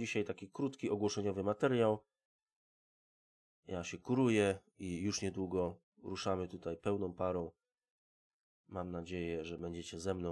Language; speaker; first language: Polish; native; Polish